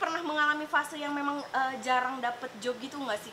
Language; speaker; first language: Indonesian; native; Indonesian